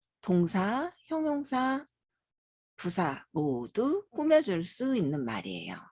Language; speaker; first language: Korean; native; Korean